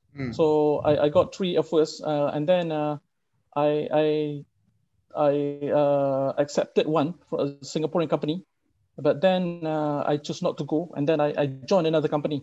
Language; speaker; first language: English; non-native, local second language; Malay